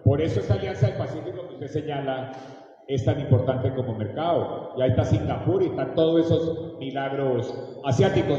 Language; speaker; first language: Spanish; native; Spanish